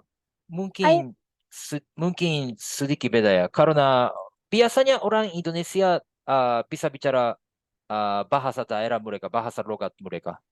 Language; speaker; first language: Indonesian; non-native, fluent; Japanese